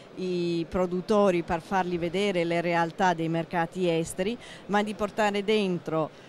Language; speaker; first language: Italian; non-native, fluent; English